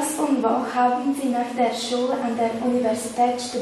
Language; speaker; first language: German; non-native, learner; Latvian